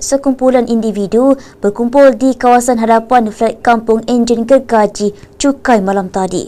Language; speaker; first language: Malay; native; Malay